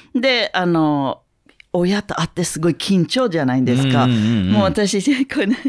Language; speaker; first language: Japanese; non-native, learner; English